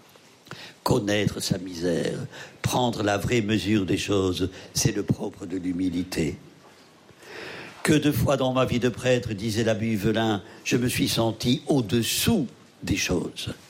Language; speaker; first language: French; native; French